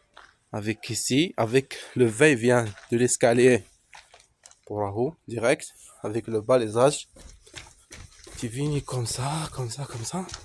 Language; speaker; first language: French; non-native, local second language; Arabic